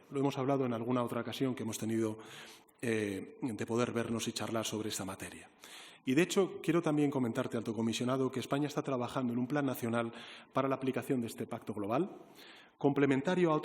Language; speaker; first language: Spanish; native; Spanish